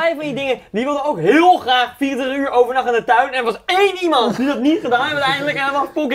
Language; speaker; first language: Dutch; native; Dutch